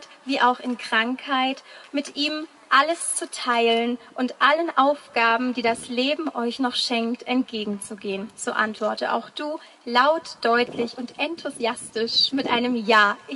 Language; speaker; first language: German; native; German